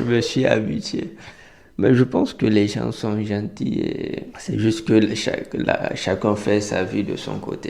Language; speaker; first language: French; non-native, local second language; Hausa